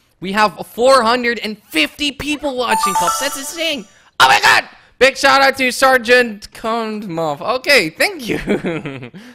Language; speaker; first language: English; non-native, fluent; Dutch